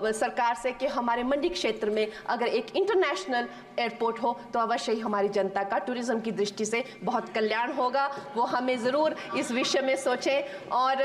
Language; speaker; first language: Hindi; native; Hindi